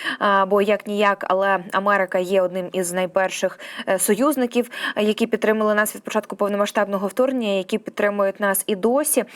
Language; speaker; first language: Ukrainian; native; Ukrainian